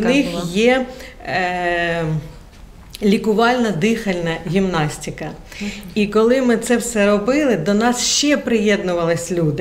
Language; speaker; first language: Ukrainian; non-native, local second language; Russian